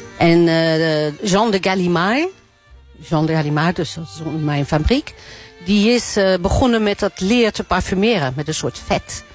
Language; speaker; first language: Dutch; native; Dutch